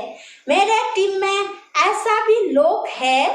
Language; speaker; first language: Hindi; non-native, local second language; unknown